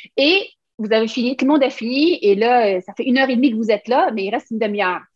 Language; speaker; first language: French; native; French